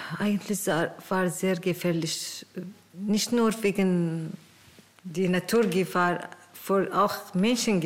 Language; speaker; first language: German; non-native, learner; Arabic